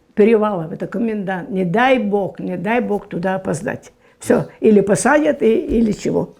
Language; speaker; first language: Russian; non-native, local second language; German